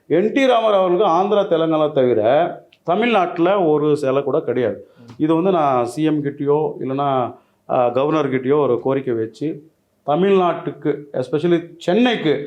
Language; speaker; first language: Tamil; non-native, local second language; Telugu